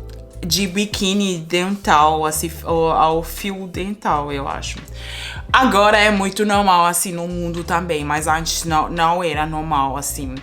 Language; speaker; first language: Portuguese; non-native, fluent; Spanish